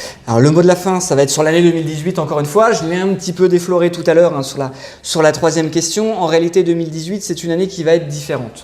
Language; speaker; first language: French; native; French